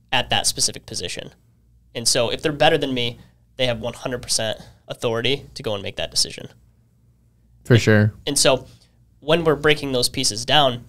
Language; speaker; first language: English; native; English